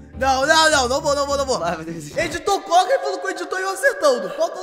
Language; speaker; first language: Portuguese; native; Portuguese